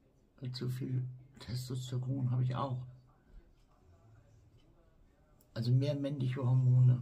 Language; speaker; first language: German; native; German